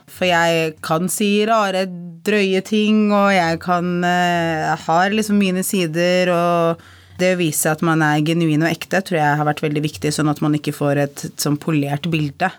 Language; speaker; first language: Norwegian; early bilingual, other home language; Arabic